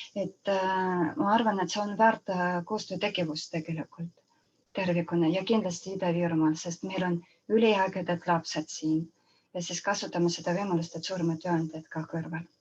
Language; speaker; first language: Estonian; non-native, local second language; Russian